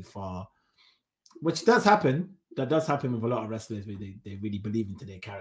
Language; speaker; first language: English; native; English